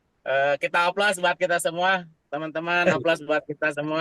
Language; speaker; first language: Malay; non-native, local second language; Sundanese